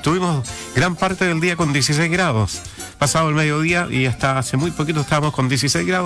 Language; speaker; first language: Spanish; native; Spanish